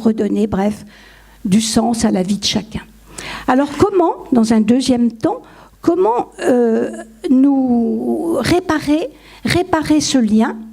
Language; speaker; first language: French; native; French